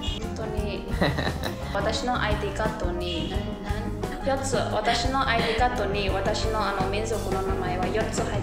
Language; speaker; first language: Japanese; non-native, fluent; Burmese